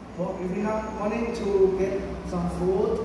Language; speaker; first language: English; non-native, learner; Thai